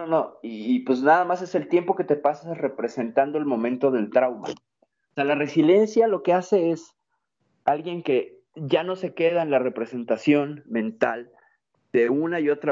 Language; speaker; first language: Spanish; native; Spanish